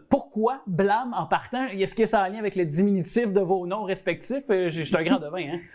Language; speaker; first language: French; native; French